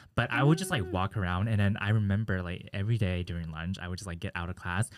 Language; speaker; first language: English; early bilingual, other home language; Chinese